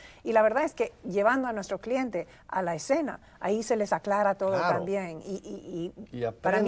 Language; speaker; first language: Spanish; native; Spanish